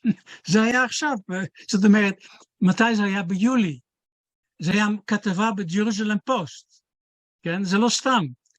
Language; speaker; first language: Hebrew; non-native, fluent; Dutch